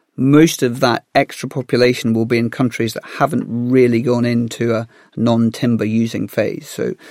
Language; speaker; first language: English; native; English